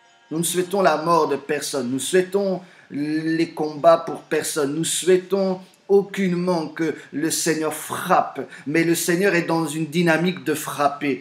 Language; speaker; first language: French; native; French